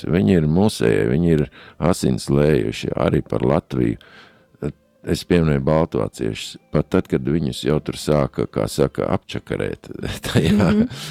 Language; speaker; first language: Latvian; native; Latvian